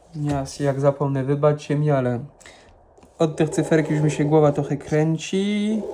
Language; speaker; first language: Polish; non-native, fluent; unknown